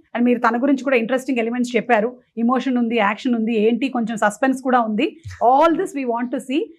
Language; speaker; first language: Telugu; non-native, local second language; Malayalam